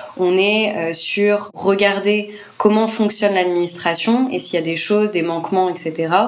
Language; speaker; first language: French; native; French